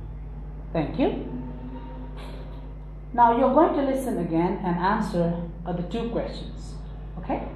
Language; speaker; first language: English; non-native, local second language; Nepali